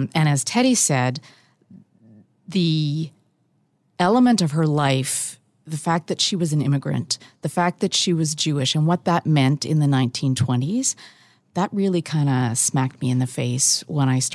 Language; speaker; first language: English; native; English